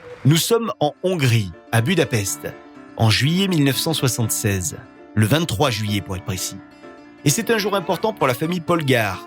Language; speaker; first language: French; native; French